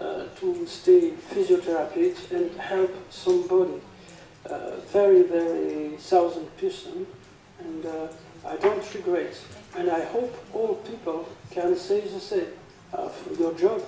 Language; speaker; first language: English; non-native, learner; French